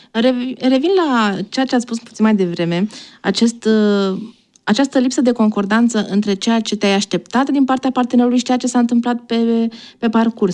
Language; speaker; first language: Romanian; native; Romanian